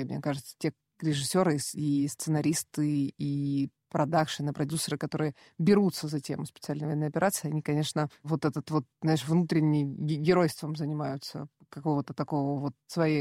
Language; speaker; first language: Russian; native; Russian